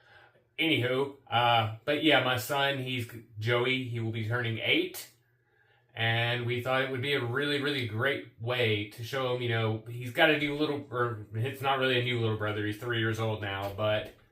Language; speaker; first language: English; native; English